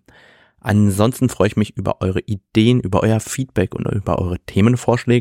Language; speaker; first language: German; native; German